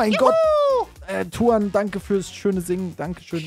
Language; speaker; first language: German; native; German